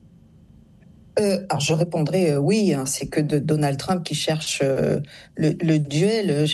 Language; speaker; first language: French; native; French